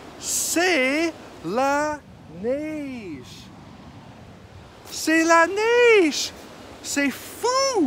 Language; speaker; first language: French; non-native, fluent; English